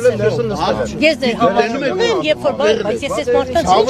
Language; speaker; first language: Armenian; native; Armenian